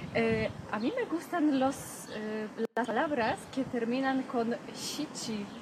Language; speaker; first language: Spanish; non-native, fluent; Polish